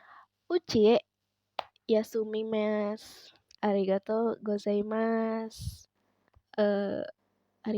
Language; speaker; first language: Japanese; non-native, learner; Indonesian